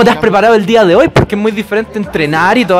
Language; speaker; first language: Spanish; native; Spanish